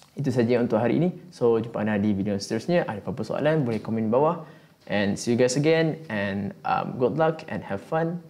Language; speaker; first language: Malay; native; Malay